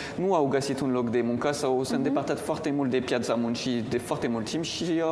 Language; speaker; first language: Romanian; non-native, fluent; French